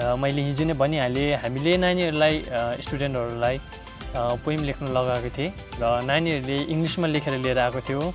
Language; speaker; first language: Nepali; non-native, local second language; Sherpa